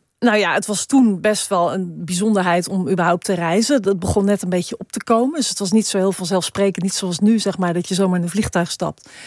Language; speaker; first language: Dutch; native; Dutch